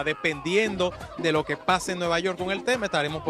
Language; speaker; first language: Spanish; native; Spanish